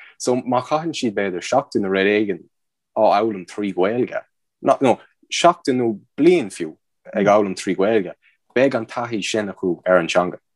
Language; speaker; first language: Irish; native; Irish